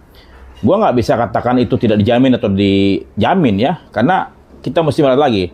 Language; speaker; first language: Indonesian; native; Indonesian